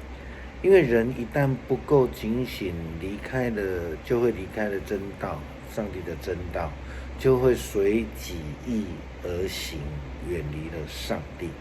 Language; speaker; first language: Chinese; native; Chinese